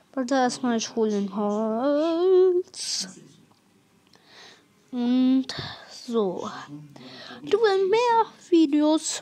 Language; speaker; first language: German; non-native, learner; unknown